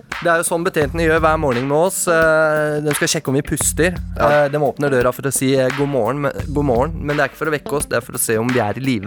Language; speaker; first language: Norwegian; native; Norwegian